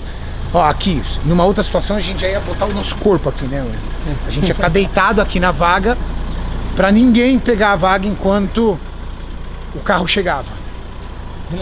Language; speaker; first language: Portuguese; native; Portuguese